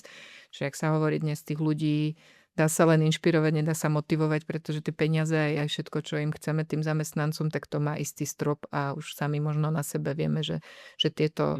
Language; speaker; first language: Slovak; native; Slovak